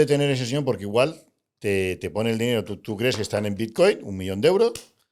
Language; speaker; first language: Spanish; native; Spanish